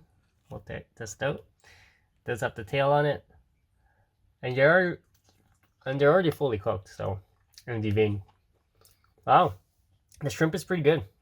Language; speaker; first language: English; native; English